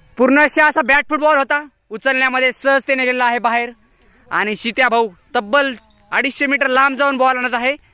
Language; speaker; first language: Marathi; non-native, local second language; Lambadi